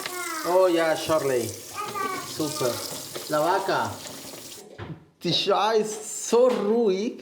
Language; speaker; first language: German; non-native, fluent; Spanish